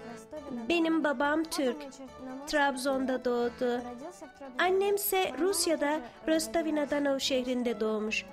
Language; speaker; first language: Turkish; early bilingual, heritage; Turkish